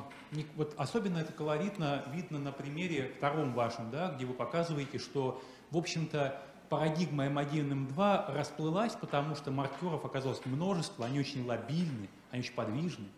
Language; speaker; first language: Russian; native; Russian